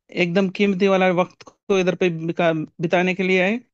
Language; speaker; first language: Hindi; non-native, local second language; Telugu